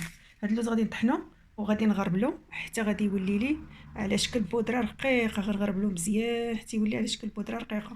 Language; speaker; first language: Arabic; native; Arabic